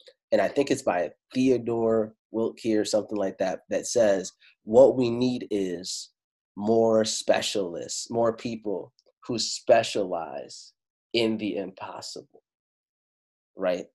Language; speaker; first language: English; non-native, fluent; Italian